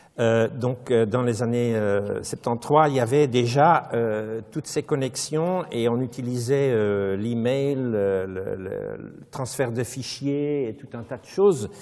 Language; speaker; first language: French; non-native, local second language; Dutch